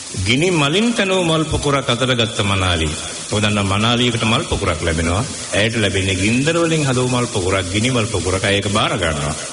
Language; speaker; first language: Sinhala; native; Sinhala